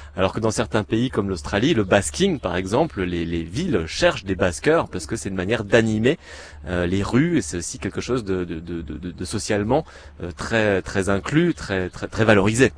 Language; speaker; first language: French; native; French